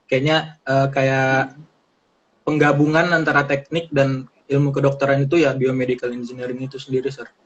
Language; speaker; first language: Indonesian; native; Indonesian